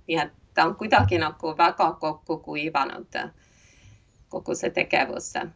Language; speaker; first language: Estonian; native; Estonian